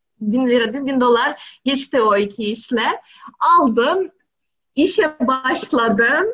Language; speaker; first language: Turkish; non-native, learner; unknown